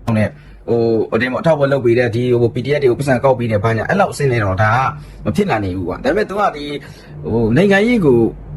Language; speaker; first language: Burmese; native; Burmese